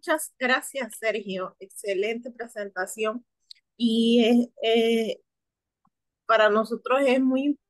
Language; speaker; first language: Spanish; native; Spanish